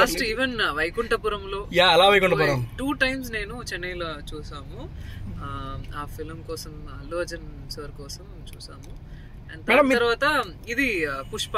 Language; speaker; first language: Telugu; non-native, learner; Tamil